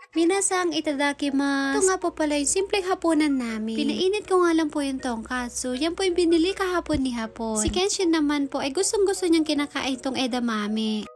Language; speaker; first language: Filipino; native; Filipino